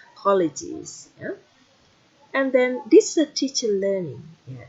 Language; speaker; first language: English; non-native, fluent; Indonesian